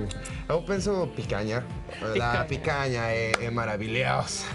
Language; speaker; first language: Portuguese; non-native, learner; Spanish